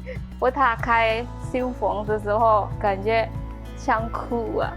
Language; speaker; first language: Chinese; non-native, learner; Indonesian